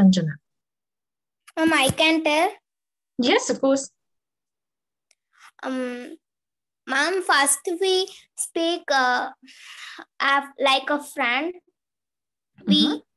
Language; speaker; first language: English; non-native, learner; Tamil